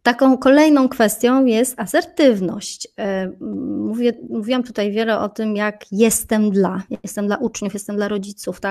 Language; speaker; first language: Polish; native; Polish